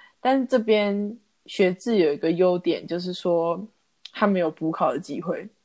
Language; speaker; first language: Chinese; native; Chinese